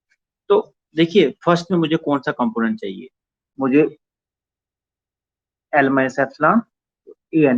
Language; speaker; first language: Hindi; non-native, local second language; Punjabi